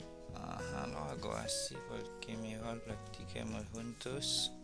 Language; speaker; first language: Spanish; non-native, fluent; Haitian Creole